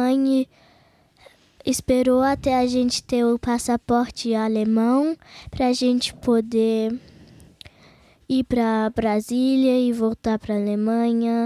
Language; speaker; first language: Portuguese; early bilingual, heritage; Portuguese